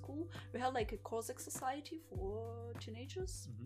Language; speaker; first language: English; non-native, fluent; Russian